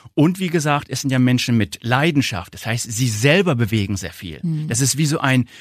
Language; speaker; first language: German; native; German